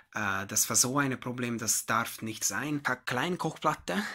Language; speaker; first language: German; non-native, fluent; Hungarian